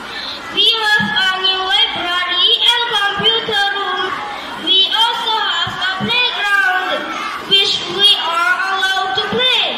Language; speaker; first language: English; non-native, learner; Thai